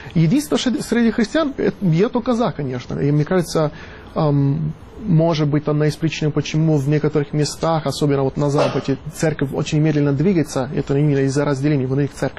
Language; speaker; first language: Russian; non-native, fluent; Italian